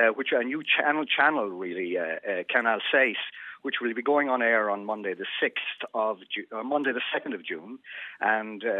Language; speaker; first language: English; native; English